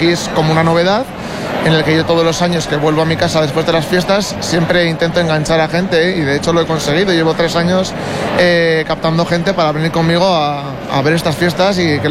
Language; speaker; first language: Spanish; native; Spanish